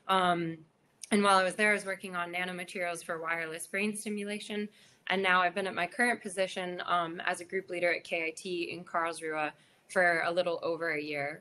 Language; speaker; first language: English; native; English